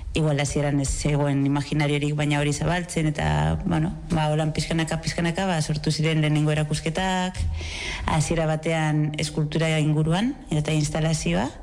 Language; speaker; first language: Basque; native; Basque